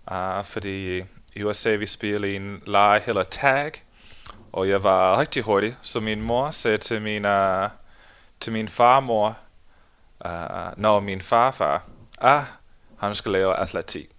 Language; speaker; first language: Danish; non-native, learner; English